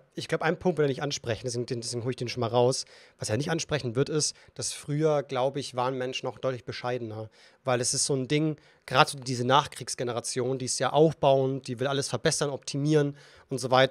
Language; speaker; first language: German; native; German